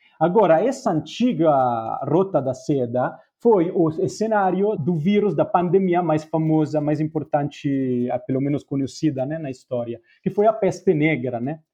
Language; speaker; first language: Portuguese; non-native, fluent; Spanish